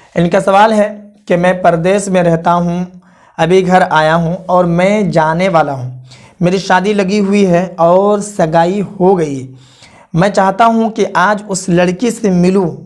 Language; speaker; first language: Hindi; native; Hindi